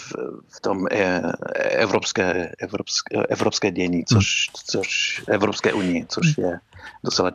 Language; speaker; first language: Czech; non-native, fluent; English